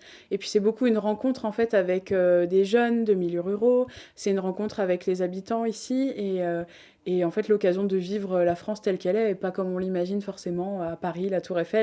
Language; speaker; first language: French; native; French